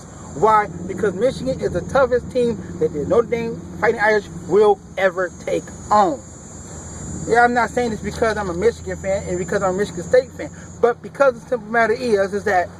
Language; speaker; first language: English; native; English